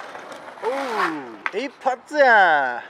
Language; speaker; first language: Japanese; non-native, fluent; English